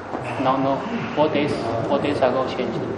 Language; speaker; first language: English; non-native, learner; Chinese